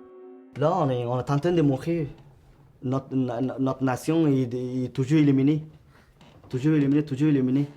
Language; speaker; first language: French; non-native, fluent; Rohingya